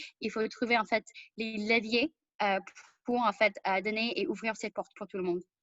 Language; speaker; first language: French; non-native, fluent; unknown